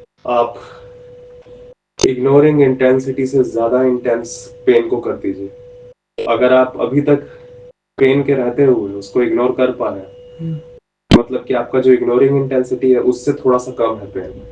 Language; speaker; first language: Hindi; native; Hindi